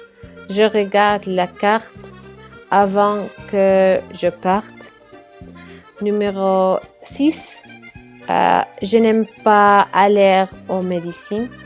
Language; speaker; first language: French; non-native, learner; Arabic